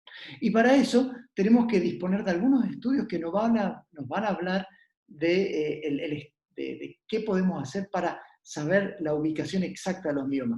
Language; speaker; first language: Spanish; native; Spanish